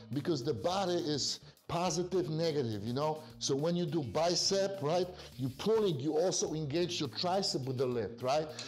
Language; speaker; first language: English; non-native, fluent; Polish